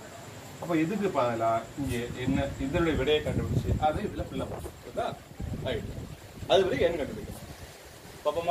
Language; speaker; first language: Tamil; native; Tamil